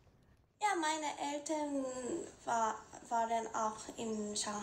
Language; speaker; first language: German; non-native, learner; Korean